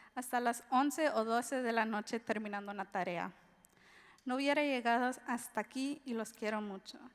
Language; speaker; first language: Spanish; early bilingual, heritage; Spanish